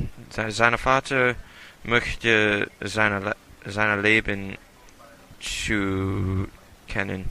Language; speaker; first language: German; non-native, learner; English